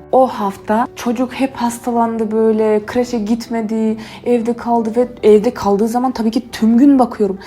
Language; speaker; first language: Turkish; native; Turkish